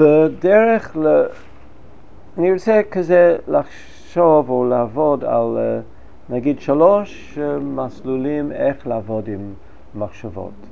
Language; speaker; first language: Hebrew; non-native, fluent; English